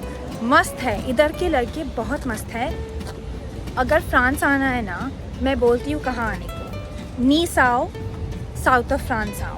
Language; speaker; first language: Hindi; non-native, local second language; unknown